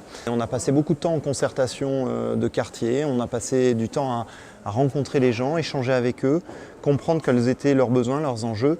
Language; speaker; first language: French; native; French